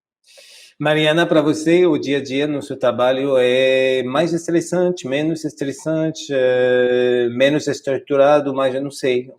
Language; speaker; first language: Portuguese; non-native, fluent; French